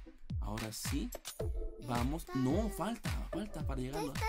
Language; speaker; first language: Spanish; native; Spanish